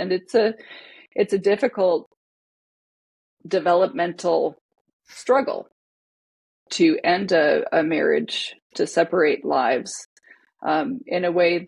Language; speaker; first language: English; native; English